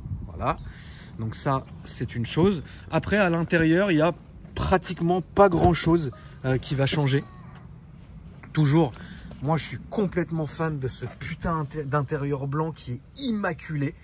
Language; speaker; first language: French; native; French